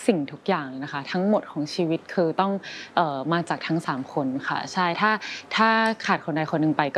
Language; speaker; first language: Thai; native; Thai